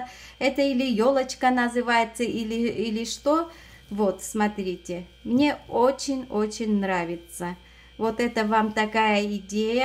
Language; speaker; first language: Russian; non-native, fluent; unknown